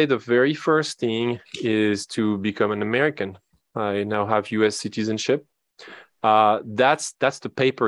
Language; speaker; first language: English; non-native, fluent; French